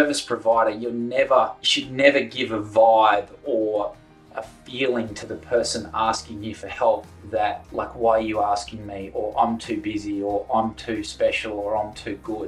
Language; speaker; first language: English; native; English